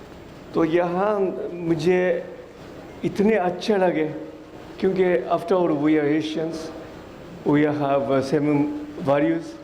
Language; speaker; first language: Hindi; non-native, fluent; Japanese